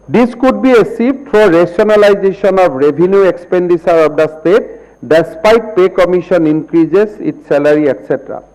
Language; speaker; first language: English; non-native, local second language; Assamese